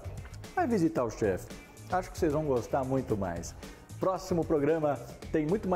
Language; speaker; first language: Portuguese; native; Portuguese